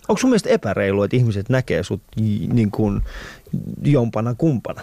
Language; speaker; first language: Finnish; early bilingual, other home language; Persian